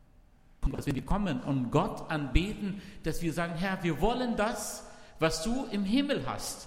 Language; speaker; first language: German; non-native, learner; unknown